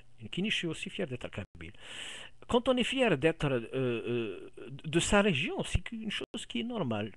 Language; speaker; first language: French; non-native, local second language; Kabyle